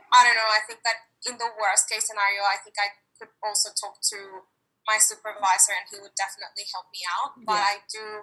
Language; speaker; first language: English; non-native, fluent; Spanish